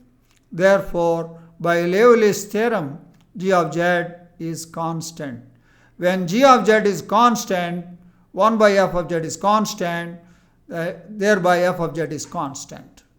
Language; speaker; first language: English; non-native, local second language; Telugu